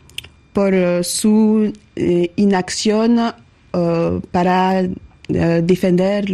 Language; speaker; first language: Spanish; non-native, learner; French